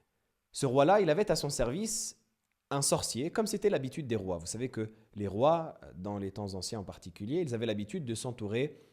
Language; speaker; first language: French; native; French